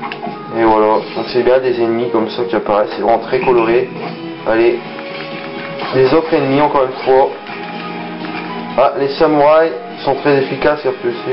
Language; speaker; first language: French; native; French